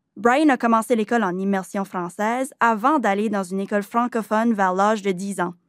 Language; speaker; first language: French; native; French